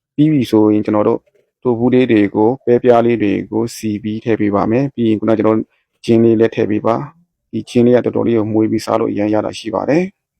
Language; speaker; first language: Burmese; non-native, local second language; Shan